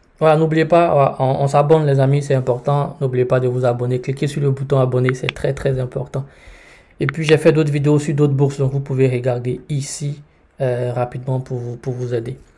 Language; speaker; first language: French; native; French